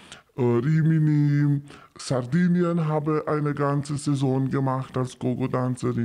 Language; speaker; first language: German; non-native, learner; Romanian